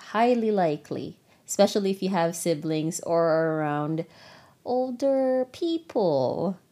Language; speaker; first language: English; non-native, local second language; Filipino